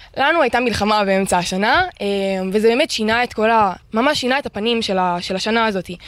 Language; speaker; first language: Hebrew; early bilingual, heritage; Hebrew